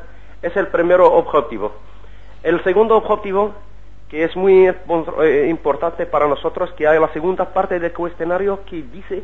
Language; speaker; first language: Spanish; non-native, learner; Arabic